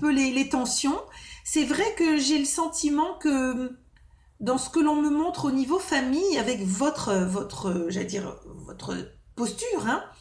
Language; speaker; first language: French; native; French